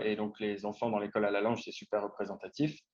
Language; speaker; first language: French; native; French